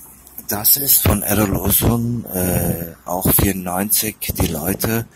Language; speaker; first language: German; early bilingual, other home language; Turkish